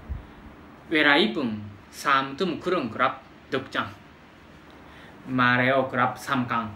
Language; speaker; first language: Thai; non-native, fluent; Japanese